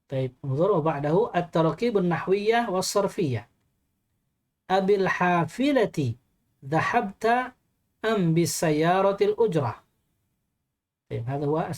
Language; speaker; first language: Arabic; non-native, fluent; Indonesian